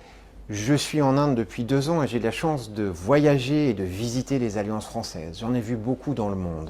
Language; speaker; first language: French; native; French